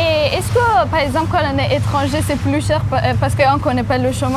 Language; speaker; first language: French; non-native, learner; Persian